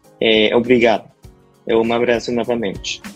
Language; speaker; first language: Portuguese; non-native, learner; Spanish